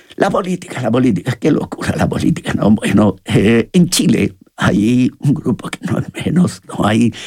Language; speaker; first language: Spanish; native; Spanish